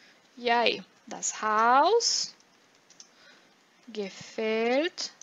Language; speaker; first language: German; non-native, fluent; Portuguese